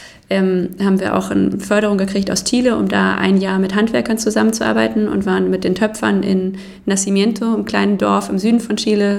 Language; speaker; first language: German; native; German